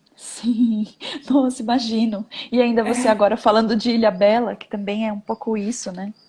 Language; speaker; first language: Portuguese; native; Portuguese